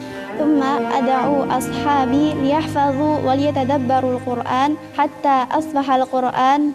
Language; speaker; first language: Arabic; non-native, learner; Indonesian